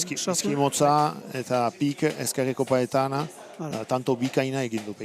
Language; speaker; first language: Basque; native; Basque